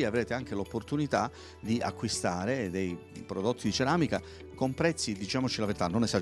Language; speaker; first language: Italian; native; Italian